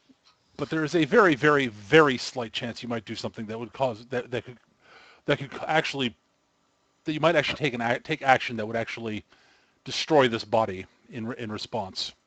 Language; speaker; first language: English; native; English